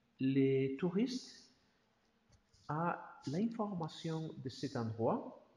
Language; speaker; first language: French; non-native, learner; Spanish